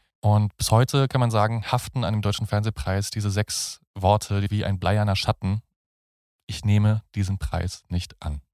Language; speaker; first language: German; native; German